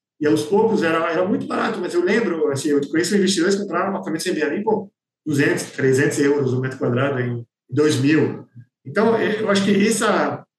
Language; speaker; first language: Portuguese; non-native, fluent; French